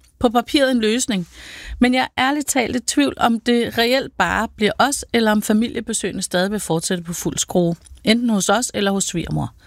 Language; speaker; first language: Danish; native; Danish